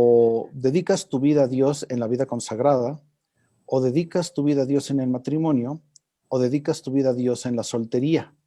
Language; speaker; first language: Spanish; native; Spanish